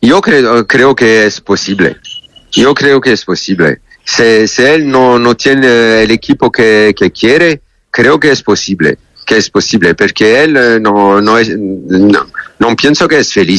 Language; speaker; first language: Spanish; non-native, learner; French